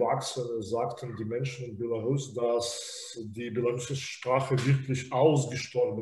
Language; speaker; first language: German; non-native, fluent; Belarusian